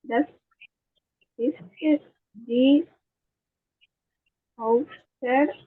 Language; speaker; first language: German; non-native, learner; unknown